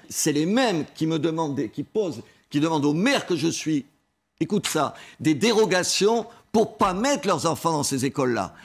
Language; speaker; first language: French; native; French